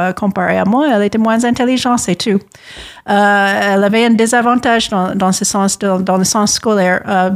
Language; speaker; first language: French; non-native, fluent; English